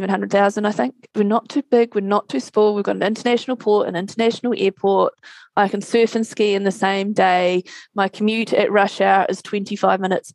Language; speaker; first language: English; native; English